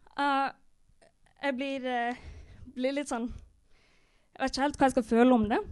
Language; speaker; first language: Norwegian; native; Norwegian